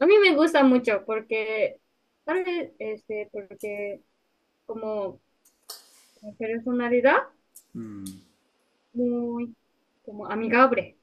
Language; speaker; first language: Spanish; non-native, learner; Japanese